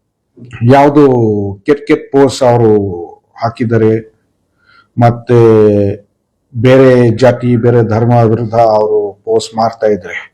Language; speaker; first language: Kannada; non-native, fluent; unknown